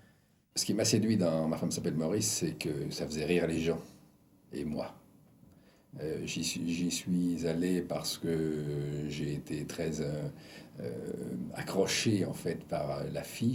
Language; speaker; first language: French; native; French